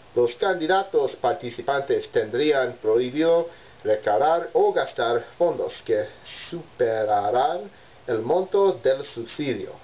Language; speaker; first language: Spanish; non-native, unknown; English